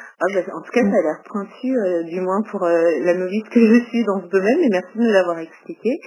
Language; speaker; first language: French; native; French